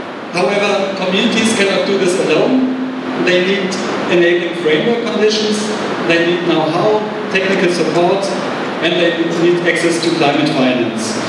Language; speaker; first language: English; non-native, fluent; German